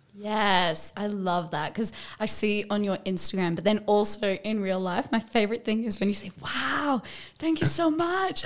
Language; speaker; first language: English; native; English